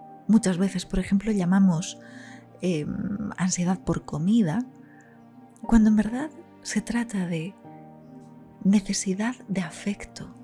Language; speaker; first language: Spanish; native; Spanish